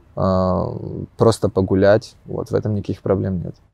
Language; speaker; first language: Russian; native; Russian